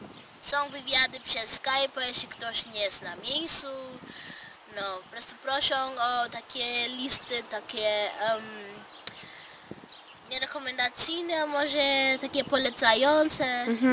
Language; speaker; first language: Polish; non-native, fluent; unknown